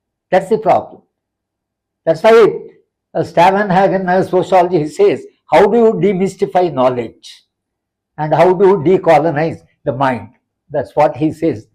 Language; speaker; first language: English; non-native, local second language; Telugu